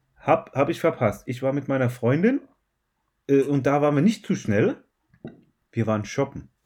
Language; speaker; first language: German; native; German